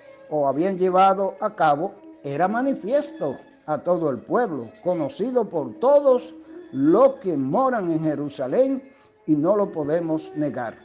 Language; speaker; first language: Spanish; native; Spanish